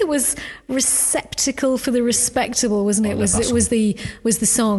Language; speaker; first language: English; native; English